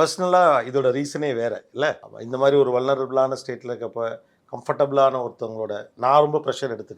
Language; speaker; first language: Tamil; native; Tamil